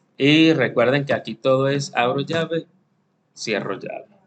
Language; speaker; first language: Spanish; native; Spanish